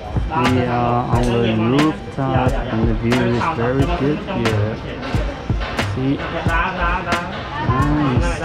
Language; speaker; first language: English; non-native, fluent; Chinese